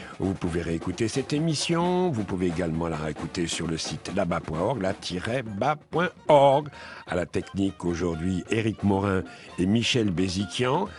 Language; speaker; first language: French; native; French